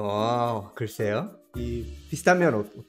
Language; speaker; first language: Korean; non-native, fluent; Spanish